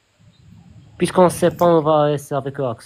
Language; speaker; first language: French; non-native, learner; Arabic